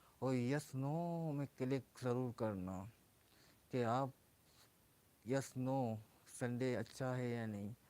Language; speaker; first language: Urdu; non-native, local second language; Baluchi